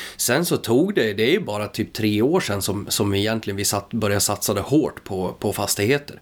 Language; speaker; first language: Swedish; native; Swedish